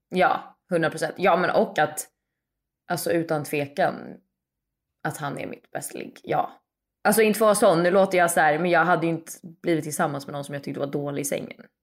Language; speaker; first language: Swedish; native; Swedish